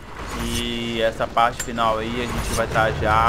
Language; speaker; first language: Portuguese; native; Portuguese